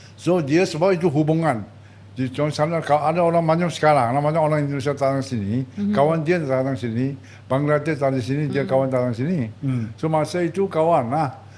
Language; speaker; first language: Malay; non-native, local second language; Chinese